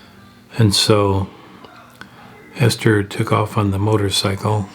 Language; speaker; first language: English; native; English